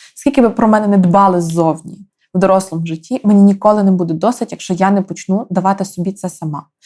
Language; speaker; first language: Ukrainian; native; Ukrainian